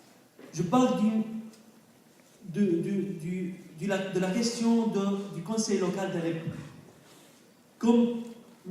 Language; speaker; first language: French; non-native, fluent; Arabic